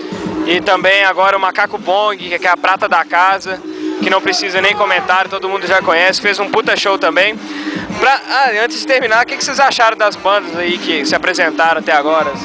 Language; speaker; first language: Portuguese; native; Portuguese